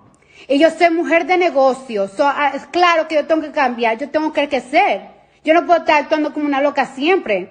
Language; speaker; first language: Spanish; early bilingual, heritage; English